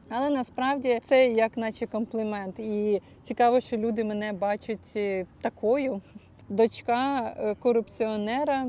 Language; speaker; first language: Ukrainian; non-native, local second language; Russian